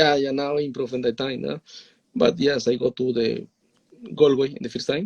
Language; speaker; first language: English; non-native, learner; Spanish